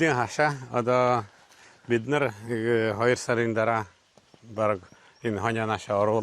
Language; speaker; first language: Mongolian; non-native, fluent; Hungarian